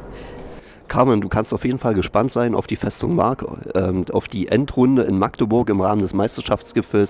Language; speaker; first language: German; native; German